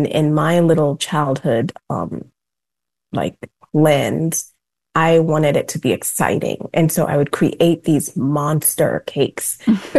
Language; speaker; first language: English; non-native, local second language; Yoruba